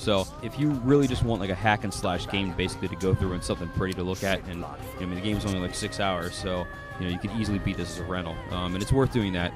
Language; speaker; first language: English; native; English